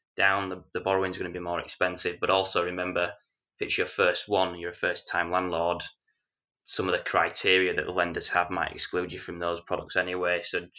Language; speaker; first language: English; native; English